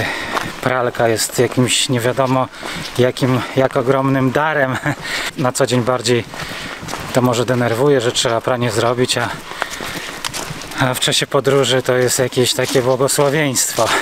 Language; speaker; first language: Polish; native; Polish